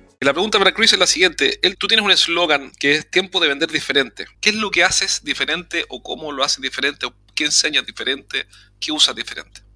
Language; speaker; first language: Spanish; native; Spanish